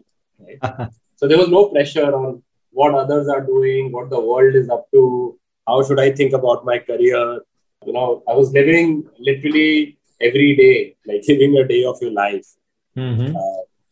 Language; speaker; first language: English; non-native, local second language; Hindi